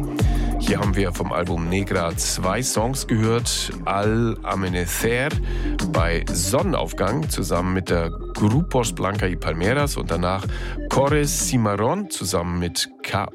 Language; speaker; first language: German; native; German